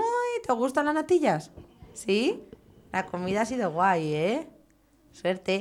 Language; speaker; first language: Spanish; native; Spanish